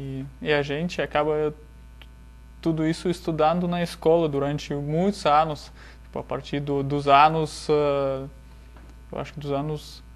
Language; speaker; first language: Portuguese; non-native, fluent; Russian